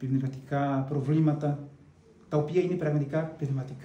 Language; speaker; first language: Greek; non-native, fluent; Portuguese